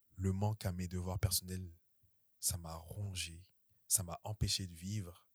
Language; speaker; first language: French; early bilingual, other home language; Haitian Creole